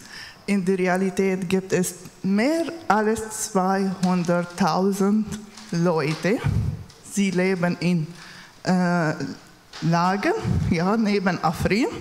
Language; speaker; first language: German; non-native, learner; Kurdish